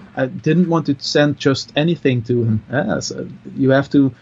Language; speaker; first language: English; non-native, fluent; Dutch